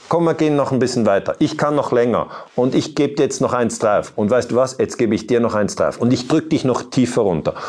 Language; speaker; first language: German; native; German